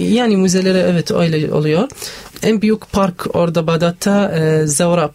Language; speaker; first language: Turkish; non-native, learner; Arabic